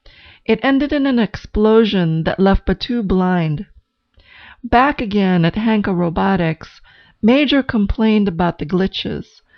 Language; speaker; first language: English; native; English